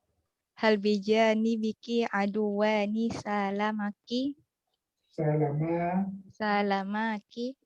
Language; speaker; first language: Arabic; non-native, learner; Indonesian